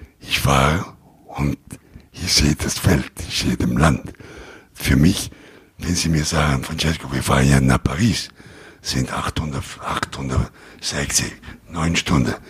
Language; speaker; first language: German; non-native, fluent; Italian